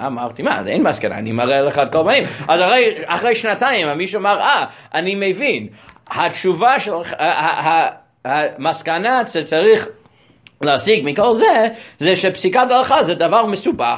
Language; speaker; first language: Hebrew; non-native, fluent; English